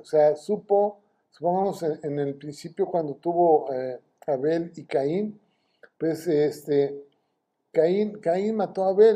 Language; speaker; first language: Spanish; native; Spanish